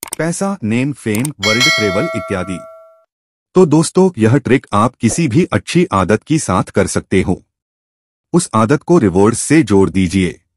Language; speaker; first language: Hindi; native; Hindi